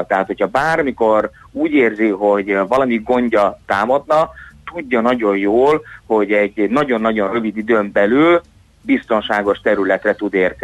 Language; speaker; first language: Hungarian; native; Hungarian